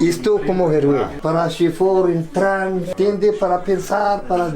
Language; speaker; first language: Spanish; non-native, learner; Arabic